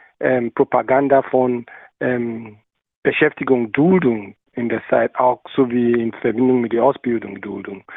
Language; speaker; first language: German; non-native, learner; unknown